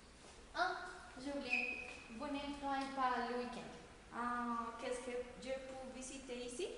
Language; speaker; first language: French; non-native, learner; Spanish